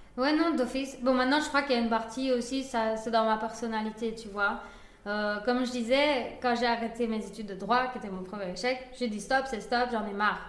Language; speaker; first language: French; early bilingual, other home language; Spanish